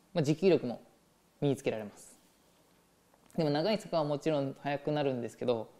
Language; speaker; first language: Japanese; native; Japanese